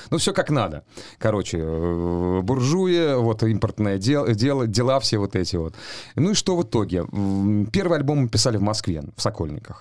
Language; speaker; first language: Russian; native; Russian